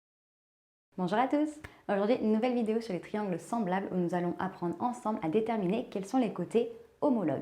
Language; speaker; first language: French; native; French